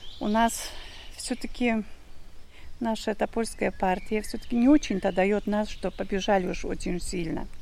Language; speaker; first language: Russian; non-native, local second language; Polish